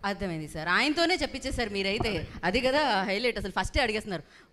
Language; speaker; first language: Telugu; native; Telugu